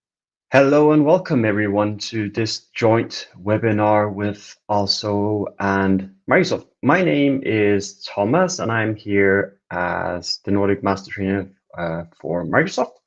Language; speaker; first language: English; non-native, fluent; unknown